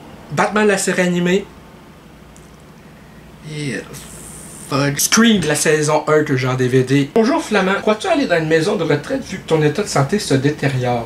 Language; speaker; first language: French; native; French